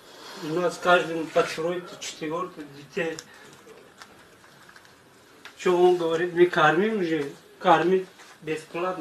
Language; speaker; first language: Russian; non-native, learner; Tajik